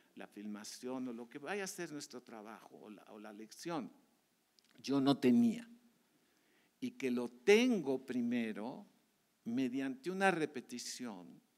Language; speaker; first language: Spanish; native; Spanish